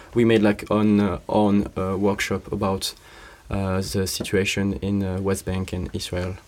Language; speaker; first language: English; non-native, fluent; French